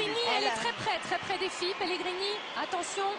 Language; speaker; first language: French; native; French